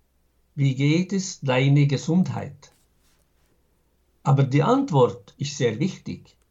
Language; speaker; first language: German; non-native, fluent; Arabic